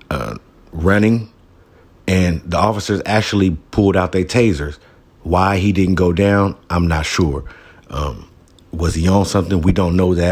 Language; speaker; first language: English; native; English